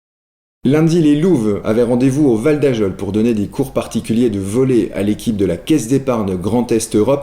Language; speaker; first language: French; native; French